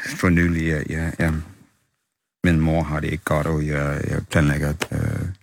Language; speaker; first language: Danish; non-native, fluent; English